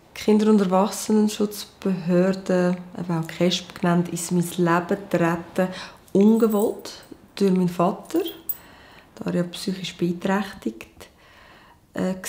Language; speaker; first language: German; early bilingual, other home language; Portuguese